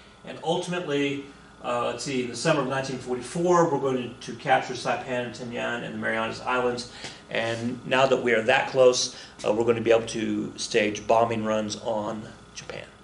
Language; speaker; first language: English; native; English